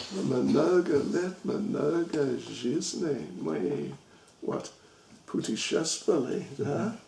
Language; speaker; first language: Russian; non-native, learner; English